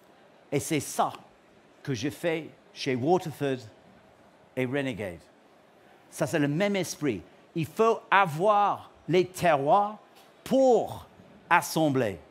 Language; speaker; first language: French; non-native, learner; English